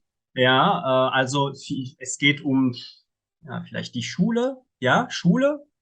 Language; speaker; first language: German; non-native, fluent; Arabic